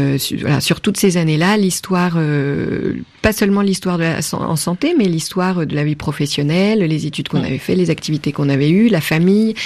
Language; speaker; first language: French; native; French